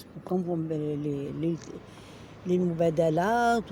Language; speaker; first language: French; non-native, local second language; Arabic